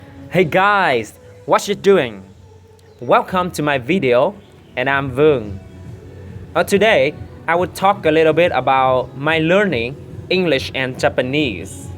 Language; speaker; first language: English; non-native, learner; Vietnamese